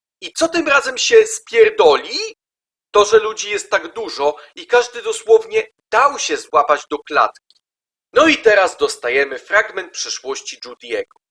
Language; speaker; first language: Polish; native; Polish